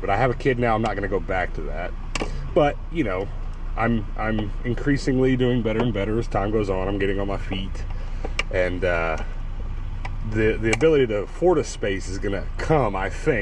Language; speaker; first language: English; native; English